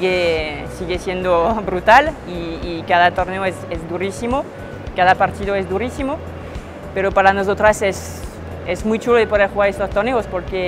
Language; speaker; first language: Spanish; non-native, fluent; French